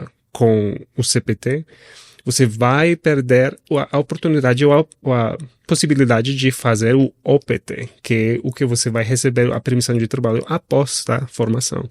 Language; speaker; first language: Portuguese; non-native, fluent; Spanish